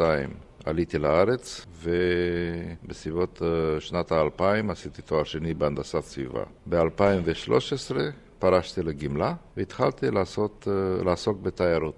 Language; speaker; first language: Hebrew; non-native, fluent; Romanian